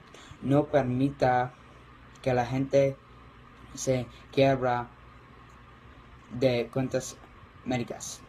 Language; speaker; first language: Spanish; non-native, learner; English